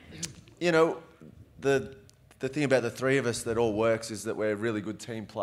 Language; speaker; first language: English; native; English